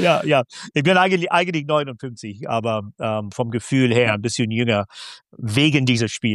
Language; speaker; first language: German; non-native, fluent; English